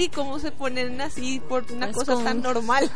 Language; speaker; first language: Spanish; native; Spanish